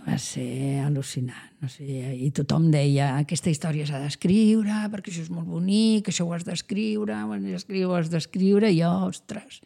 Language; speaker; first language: Catalan; non-native, local second language; Spanish